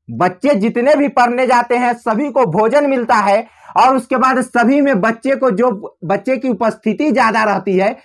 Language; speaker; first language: Hindi; native; Hindi